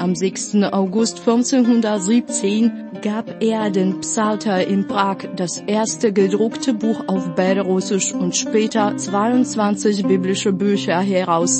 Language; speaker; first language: German; non-native, fluent; Russian